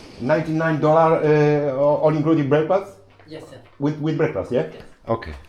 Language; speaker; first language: English; non-native, learner; Polish